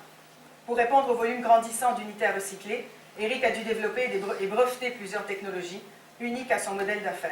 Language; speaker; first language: French; native; French